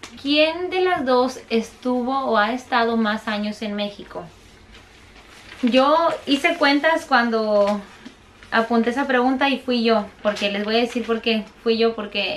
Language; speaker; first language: Spanish; native; Spanish